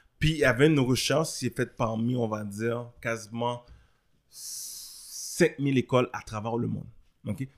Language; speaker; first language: French; early bilingual, other home language; Haitian Creole